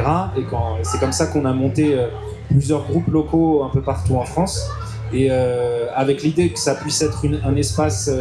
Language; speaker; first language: French; native; French